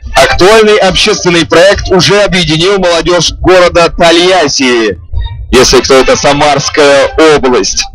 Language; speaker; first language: Russian; native; Russian